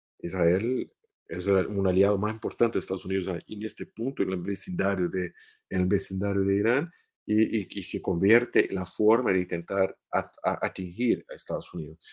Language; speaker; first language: Spanish; non-native, fluent; Portuguese